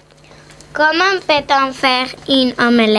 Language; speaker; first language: French; non-native, learner; Spanish